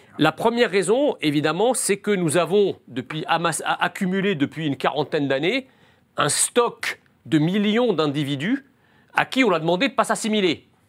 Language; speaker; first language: French; early bilingual, other home language; Arabic